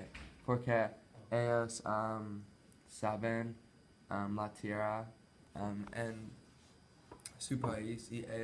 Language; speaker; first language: Spanish; non-native, learner; English